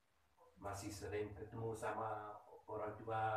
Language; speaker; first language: Indonesian; early bilingual, heritage; Dutch